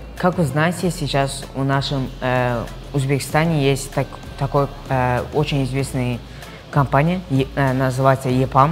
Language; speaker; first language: Russian; non-native, local second language; Uzbek